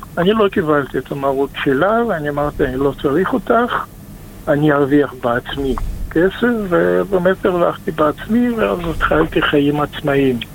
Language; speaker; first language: Hebrew; non-native, fluent; Russian